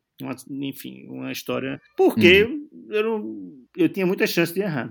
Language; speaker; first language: Portuguese; native; Portuguese